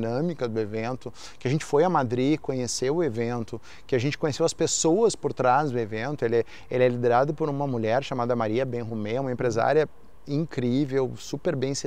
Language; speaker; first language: Portuguese; native; Portuguese